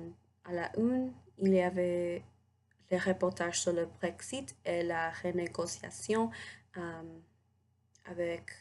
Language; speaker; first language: French; non-native, learner; English